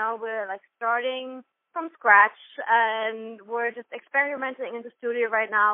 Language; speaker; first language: English; non-native, fluent; German